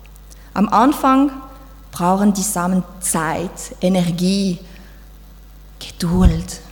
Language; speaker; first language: German; non-native, fluent; French